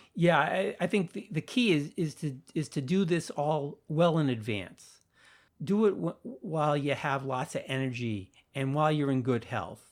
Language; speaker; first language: English; native; English